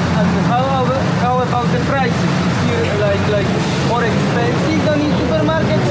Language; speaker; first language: English; non-native, learner; Polish